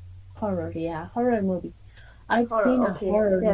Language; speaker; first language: English; non-native, fluent; Spanish